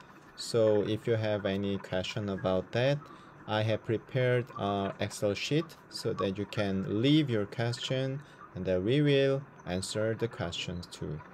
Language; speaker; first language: English; non-native, fluent; Korean